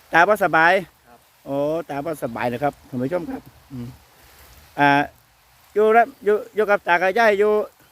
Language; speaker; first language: Thai; non-native, local second language; Northeastern Thai